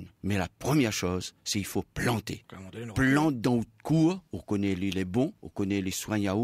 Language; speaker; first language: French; non-native, local second language; Réunion Creole French